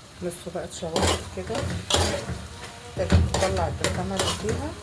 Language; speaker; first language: Arabic; native; Arabic